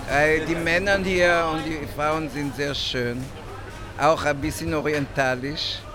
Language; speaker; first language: German; non-native, fluent; Hebrew